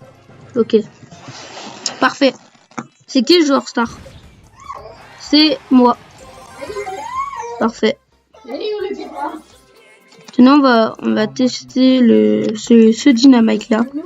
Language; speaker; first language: French; native; French